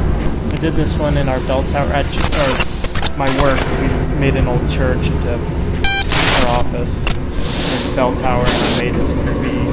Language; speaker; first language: English; native; English